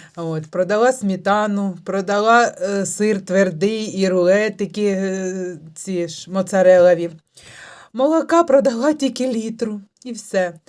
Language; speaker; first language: Ukrainian; native; Ukrainian